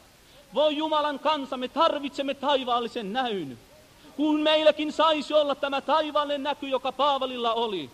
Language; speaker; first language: Finnish; native; Finnish